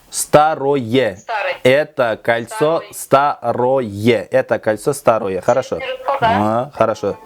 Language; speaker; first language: Russian; non-native, local second language; Kyrgyz